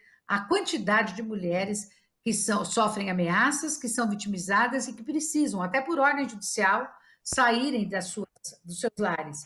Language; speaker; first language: Portuguese; native; Portuguese